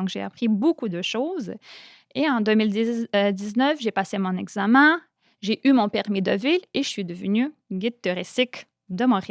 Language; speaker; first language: French; non-native, fluent; Ukrainian